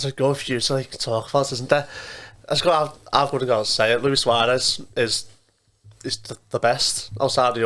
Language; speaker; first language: English; native; English